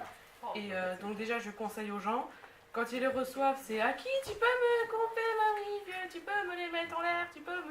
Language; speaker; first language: French; native; French